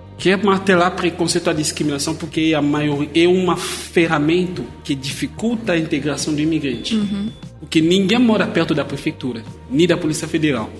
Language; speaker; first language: Portuguese; non-native, fluent; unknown